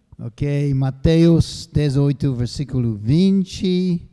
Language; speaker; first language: Portuguese; non-native, fluent; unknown